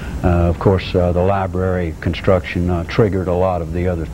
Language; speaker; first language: English; native; English